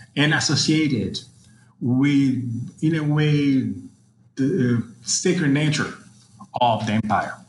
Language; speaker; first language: English; non-native, fluent; Italian